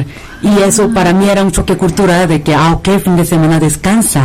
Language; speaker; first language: Spanish; non-native, fluent; Korean